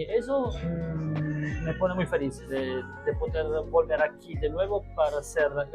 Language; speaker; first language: Spanish; non-native, learner; Italian